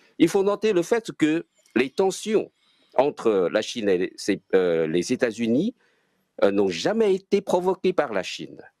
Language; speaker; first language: French; non-native, fluent; Chinese